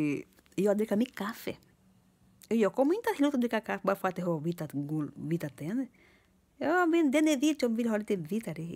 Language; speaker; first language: Swedish; non-native, learner; Portuguese